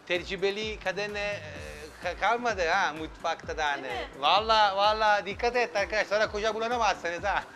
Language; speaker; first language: Turkish; non-native, fluent; Italian